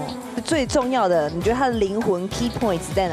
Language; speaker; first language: Chinese; native; Chinese